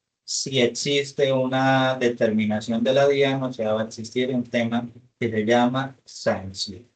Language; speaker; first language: Spanish; native; Spanish